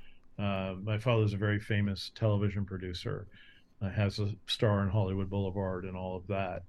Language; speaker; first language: English; native; English